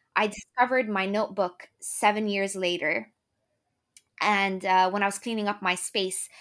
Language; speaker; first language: English; non-native, fluent; Arabic